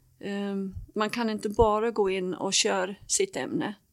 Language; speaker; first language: Swedish; non-native, fluent; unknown